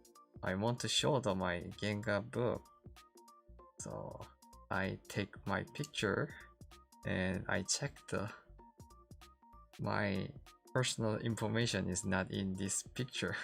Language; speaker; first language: English; non-native, learner; Korean